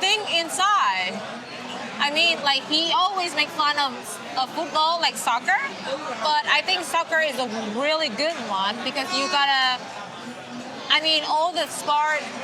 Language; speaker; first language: English; non-native, fluent; Vietnamese